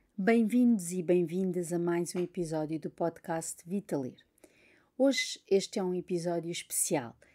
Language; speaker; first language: Portuguese; native; Portuguese